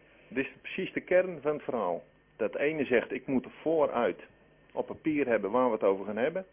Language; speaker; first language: Dutch; native; Dutch